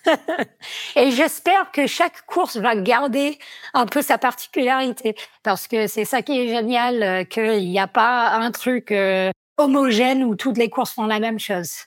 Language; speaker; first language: French; non-native, fluent; English